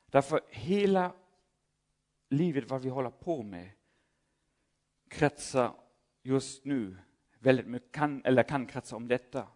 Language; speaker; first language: Swedish; non-native, fluent; German